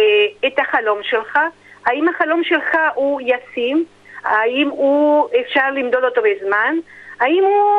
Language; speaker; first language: Hebrew; non-native, fluent; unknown